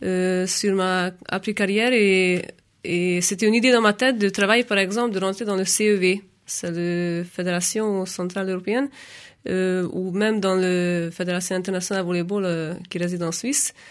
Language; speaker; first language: French; non-native, fluent; Hungarian